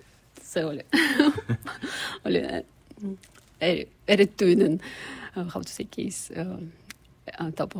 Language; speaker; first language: Finnish; non-native, learner; Russian